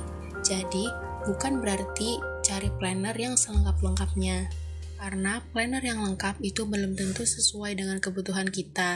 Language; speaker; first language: Indonesian; native; Indonesian